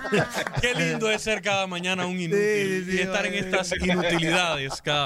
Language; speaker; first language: Spanish; native; Spanish